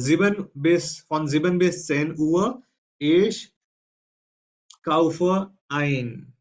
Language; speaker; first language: German; non-native, fluent; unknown